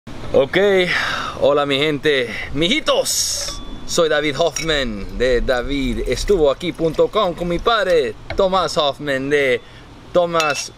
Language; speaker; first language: Spanish; early bilingual, heritage; Spanish